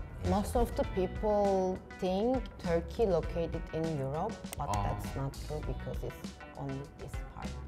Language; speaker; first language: English; non-native, fluent; Turkish